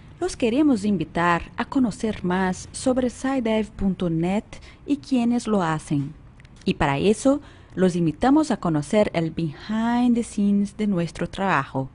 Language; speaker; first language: Spanish; non-native, fluent; Portuguese